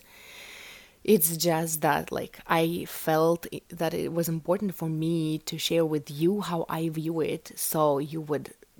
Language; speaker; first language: English; non-native, fluent; Russian